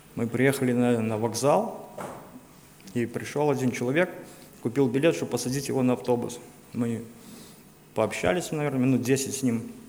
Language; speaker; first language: Russian; native; Russian